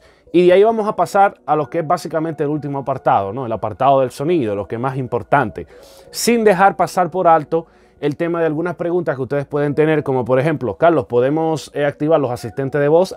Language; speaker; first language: Spanish; native; Spanish